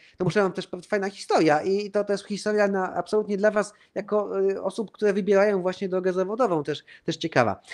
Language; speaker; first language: Polish; early bilingual, heritage; Polish